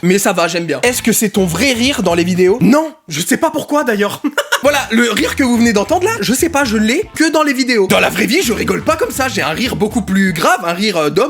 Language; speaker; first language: French; native; French